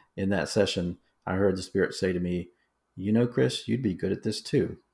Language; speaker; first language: English; native; English